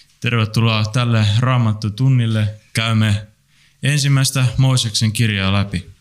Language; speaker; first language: Finnish; native; Finnish